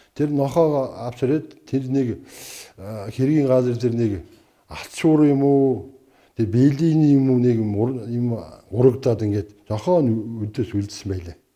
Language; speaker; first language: Mongolian; non-native, local second language; Kazakh